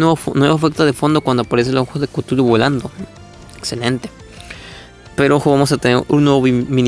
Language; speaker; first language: Spanish; native; Spanish